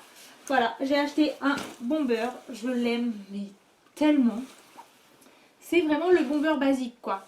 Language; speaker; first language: French; native; French